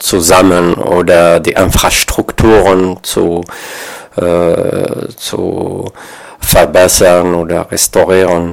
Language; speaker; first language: German; non-native, learner; Kabyle